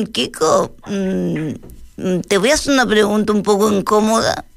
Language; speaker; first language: Spanish; native; Spanish